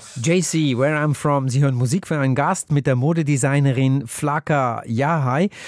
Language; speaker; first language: German; native; German